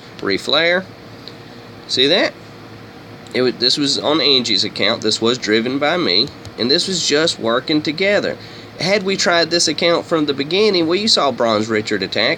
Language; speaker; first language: English; native; English